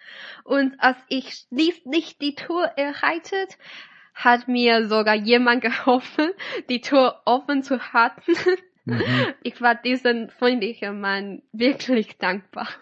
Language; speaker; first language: German; non-native, fluent; Chinese